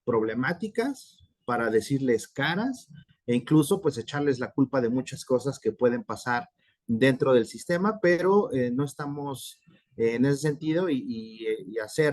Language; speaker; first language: Spanish; native; Spanish